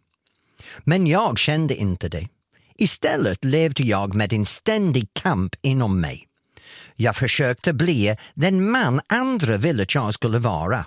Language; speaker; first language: Swedish; non-native, fluent; English